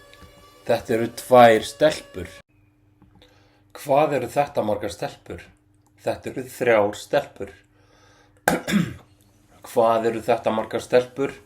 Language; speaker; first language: Icelandic; non-native, fluent; Arabic